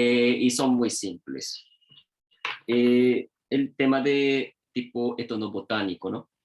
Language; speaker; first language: Spanish; non-native, learner; Japanese